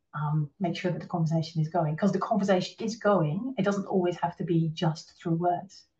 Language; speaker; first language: English; non-native, fluent; Dutch